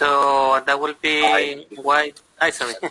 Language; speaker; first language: English; non-native, fluent; Spanish